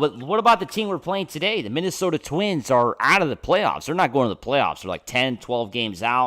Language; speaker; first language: English; native; English